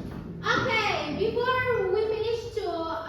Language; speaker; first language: English; non-native, learner; Indonesian